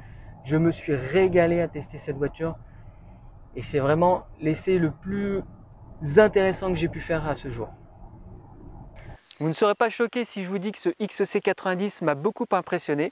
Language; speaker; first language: French; native; French